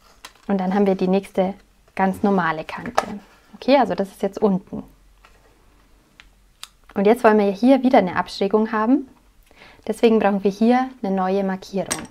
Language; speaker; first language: German; native; German